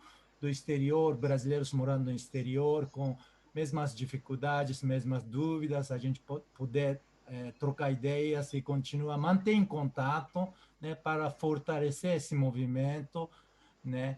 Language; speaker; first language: Portuguese; non-native, fluent; Japanese